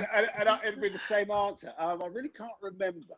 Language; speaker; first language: English; native; English